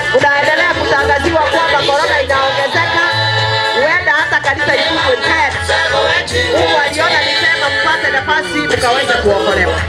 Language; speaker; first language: Swahili; non-native, local second language; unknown